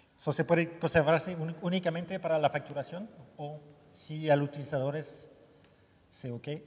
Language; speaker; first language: Spanish; non-native, learner; French